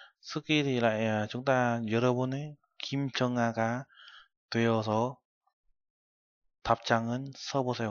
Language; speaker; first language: Korean; non-native, learner; Vietnamese